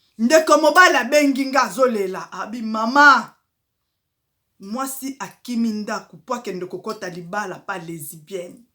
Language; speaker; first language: Lingala; native; Lingala